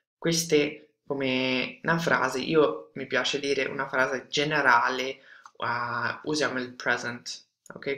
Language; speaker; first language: Italian; non-native, fluent; English